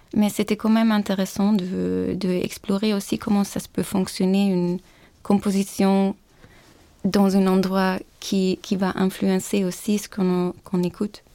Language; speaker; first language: French; non-native, fluent; Turkish